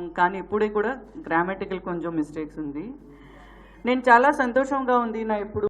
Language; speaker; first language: Telugu; non-native, learner; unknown